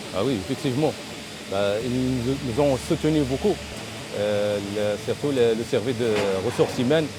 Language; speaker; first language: French; non-native, local second language; Arabic